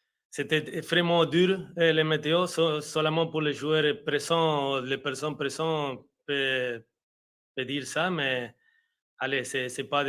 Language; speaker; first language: French; non-native, fluent; Spanish